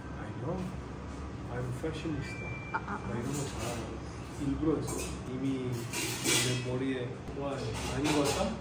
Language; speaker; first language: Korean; non-native, learner; French